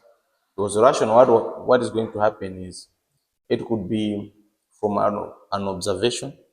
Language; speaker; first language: English; non-native, local second language; Nyanja